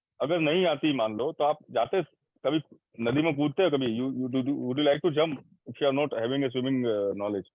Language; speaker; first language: Hindi; native; Hindi